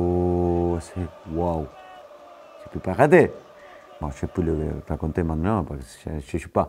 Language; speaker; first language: French; non-native, fluent; Spanish